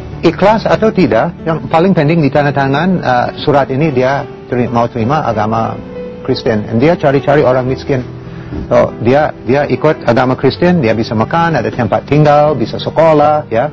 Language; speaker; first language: Indonesian; non-native, learner; English